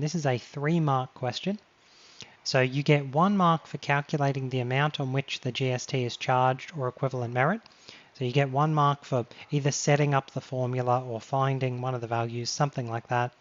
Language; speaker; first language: English; native; English